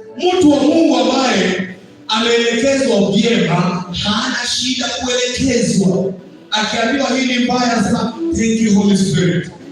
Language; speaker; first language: Swahili; non-native, local second language; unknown